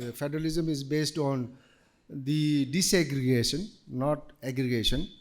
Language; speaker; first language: English; non-native, local second language; Nepali